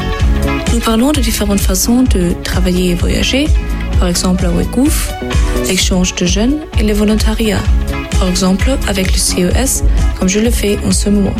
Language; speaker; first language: French; non-native, fluent; German